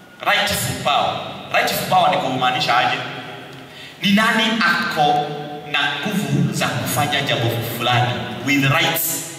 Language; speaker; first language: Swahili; non-native, local second language; Kikuyu